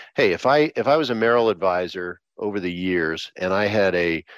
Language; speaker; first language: English; native; English